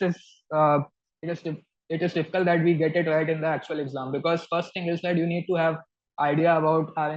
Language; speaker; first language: English; non-native, local second language; Hindi